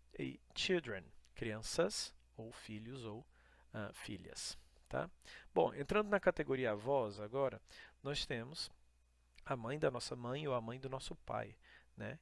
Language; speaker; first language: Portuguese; native; Portuguese